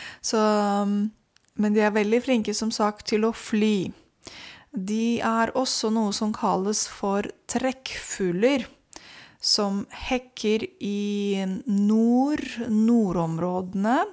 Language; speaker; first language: Norwegian; non-native, fluent; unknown